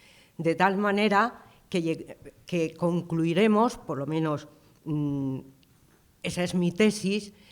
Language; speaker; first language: Spanish; native; Spanish